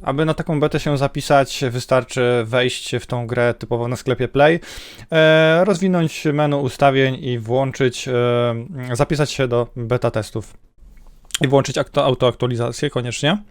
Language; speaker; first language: Polish; native; Polish